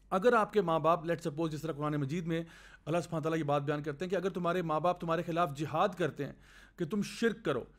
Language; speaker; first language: Urdu; native; Urdu